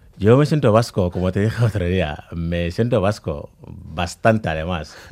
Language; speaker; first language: Spanish; non-native, fluent; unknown